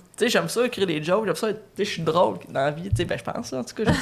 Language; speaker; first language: French; native; French